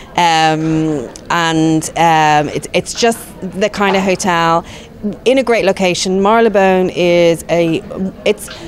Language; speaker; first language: English; native; English